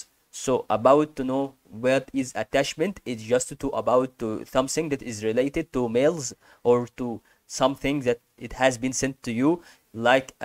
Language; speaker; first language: English; non-native, fluent; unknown